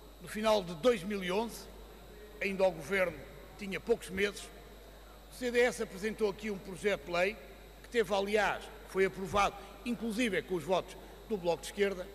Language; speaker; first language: Portuguese; native; Portuguese